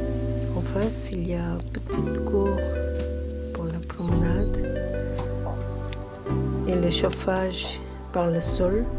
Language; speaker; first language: French; non-native, learner; Korean